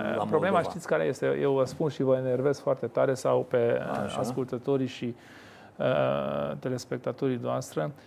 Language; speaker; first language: Romanian; non-native, local second language; Hungarian